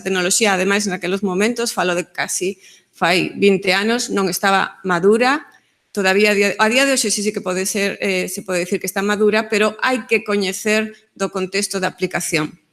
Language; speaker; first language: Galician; non-native, local second language; Spanish